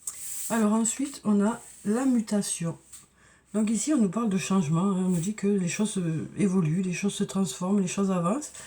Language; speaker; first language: French; native; French